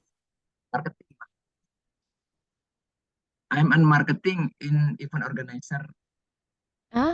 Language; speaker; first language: English; non-native, learner; Indonesian